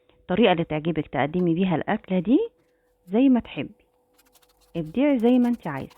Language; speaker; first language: Arabic; native; Arabic